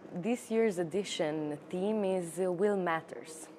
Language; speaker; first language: English; non-native, fluent; Romanian